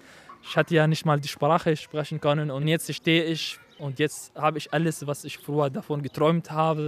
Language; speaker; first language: German; non-native, learner; Arabic